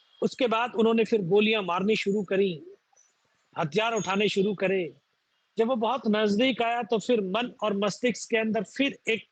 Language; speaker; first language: Hindi; native; Hindi